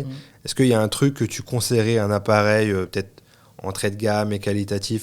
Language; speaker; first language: French; native; French